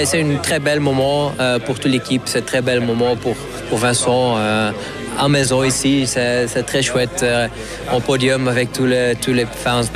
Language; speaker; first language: French; non-native, local second language; Dutch